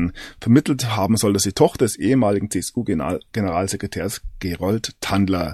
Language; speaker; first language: German; native; German